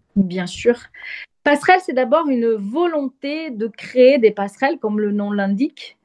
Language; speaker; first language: French; non-native, fluent; Portuguese